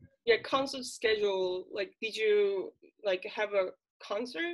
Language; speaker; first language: English; non-native, fluent; Korean